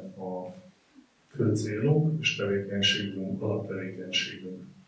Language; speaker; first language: Hungarian; native; Hungarian